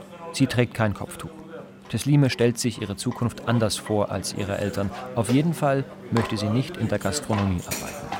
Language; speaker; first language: German; non-native, fluent; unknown